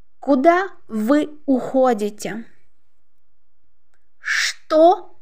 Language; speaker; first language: Russian; non-native, local second language; Uzbek